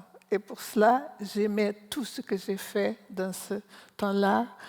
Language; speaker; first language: French; non-native, learner; Portuguese